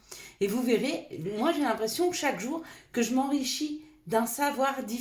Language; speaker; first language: French; native; French